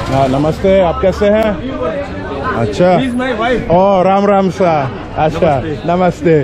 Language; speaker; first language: Hindi; non-native, learner; English